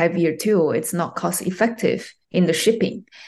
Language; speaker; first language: English; non-native, fluent; Chinese